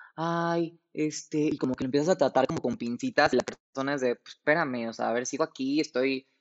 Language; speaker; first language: Spanish; native; Spanish